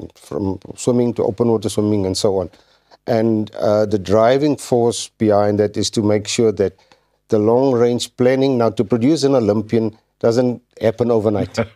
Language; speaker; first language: English; non-native, local second language; Afrikaans